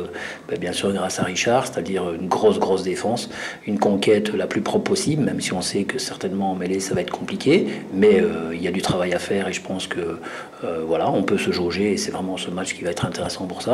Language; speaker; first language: French; native; French